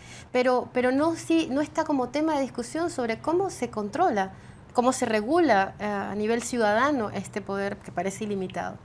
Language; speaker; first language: Spanish; native; Spanish